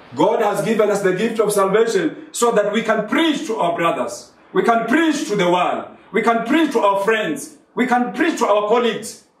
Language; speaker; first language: English; non-native, local second language; Swahili